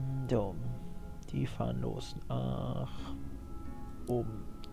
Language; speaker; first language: German; native; German